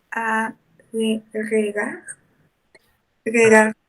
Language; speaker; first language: French; non-native, learner; Spanish